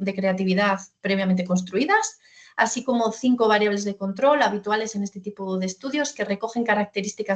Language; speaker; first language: Spanish; native; Spanish